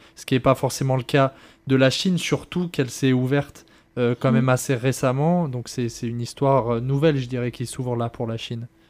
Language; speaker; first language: French; native; French